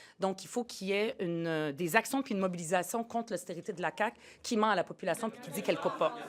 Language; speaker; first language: French; early bilingual, other home language; Arabic